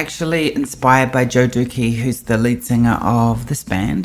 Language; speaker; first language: English; native; English